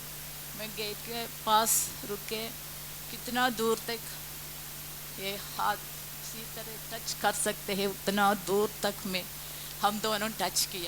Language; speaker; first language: Hindi; non-native, local second language; Malayalam